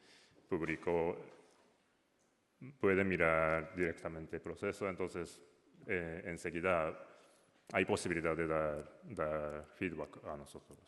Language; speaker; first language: Spanish; non-native, learner; Japanese